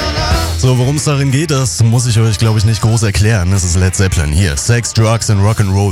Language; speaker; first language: German; native; German